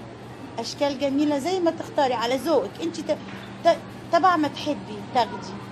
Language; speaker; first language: Arabic; native; Arabic